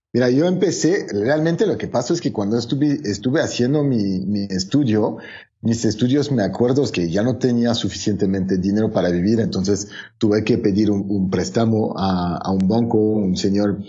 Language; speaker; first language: Spanish; non-native, fluent; French